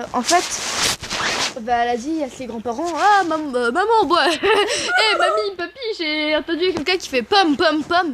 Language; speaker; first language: French; native; French